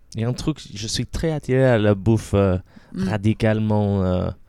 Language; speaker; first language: French; non-native, fluent; Spanish